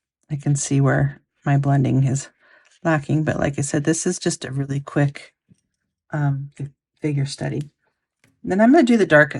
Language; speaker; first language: English; native; English